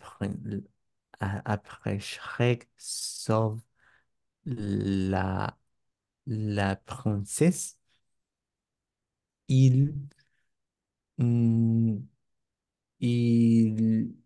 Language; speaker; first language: French; non-native, learner; English